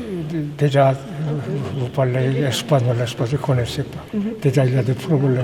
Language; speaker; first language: French; non-native, fluent; Korean